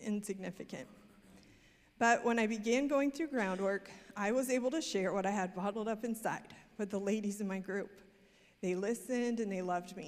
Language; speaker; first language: English; native; English